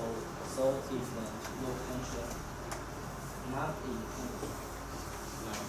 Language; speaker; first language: English; non-native, learner; Chinese